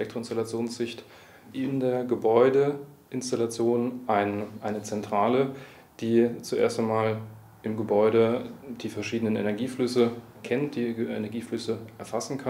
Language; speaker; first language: German; native; German